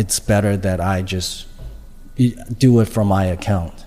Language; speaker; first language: English; non-native, fluent; Chinese